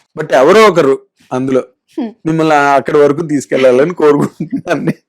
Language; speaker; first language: Telugu; native; Telugu